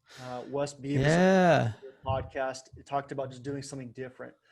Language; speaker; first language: English; native; English